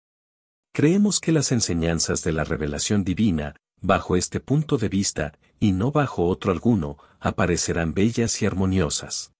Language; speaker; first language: Spanish; native; Spanish